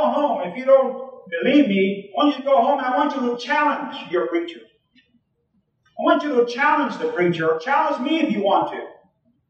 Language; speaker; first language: English; early bilingual, other home language; Spanish